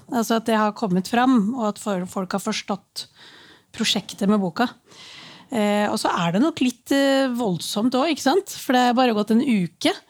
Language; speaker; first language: Norwegian; early bilingual, other home language; Urdu